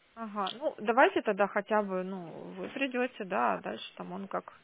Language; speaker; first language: Russian; native; Russian